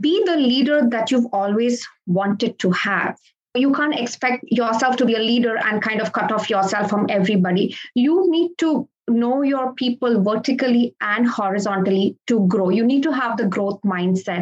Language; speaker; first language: English; non-native, local second language; Konkani